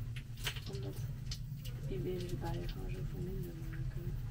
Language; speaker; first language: Dutch; native; Dutch